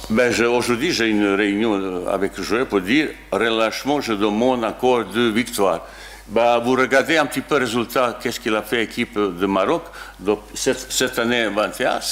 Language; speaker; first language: French; non-native, learner; Bosnian